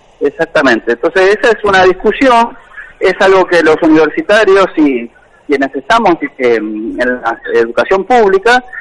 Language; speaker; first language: Spanish; native; Spanish